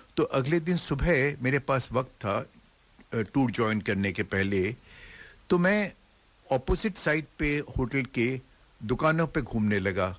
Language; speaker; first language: Hindi; native; Hindi